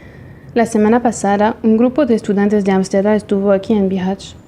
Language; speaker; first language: Spanish; non-native, fluent; Portuguese